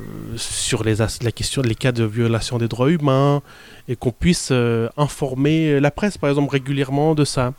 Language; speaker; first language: French; early bilingual, other home language; Spanish